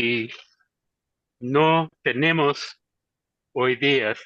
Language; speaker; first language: Spanish; non-native, learner; English